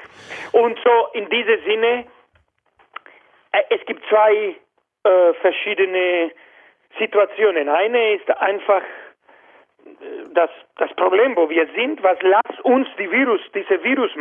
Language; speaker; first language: German; non-native, learner; Spanish